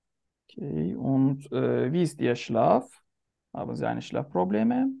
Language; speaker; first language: German; non-native, learner; Turkish